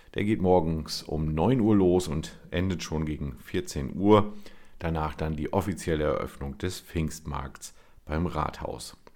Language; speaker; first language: German; native; German